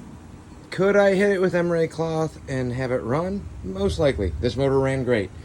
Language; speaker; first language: English; native; English